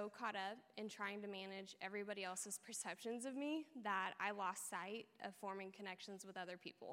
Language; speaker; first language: English; native; English